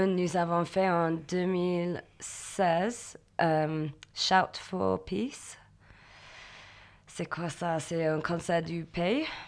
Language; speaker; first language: French; non-native, learner; English